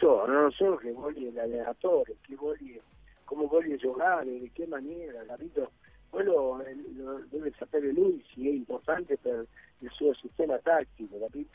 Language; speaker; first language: Italian; non-native, fluent; Spanish